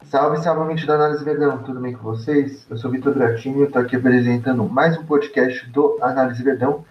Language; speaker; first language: Portuguese; native; Portuguese